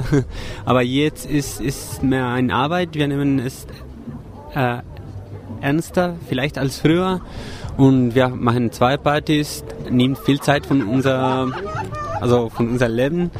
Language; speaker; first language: German; non-native, learner; Spanish